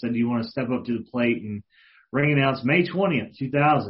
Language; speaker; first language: English; native; English